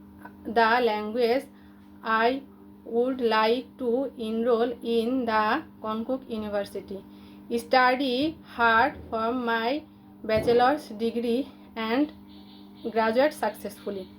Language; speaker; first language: English; non-native, local second language; Bangla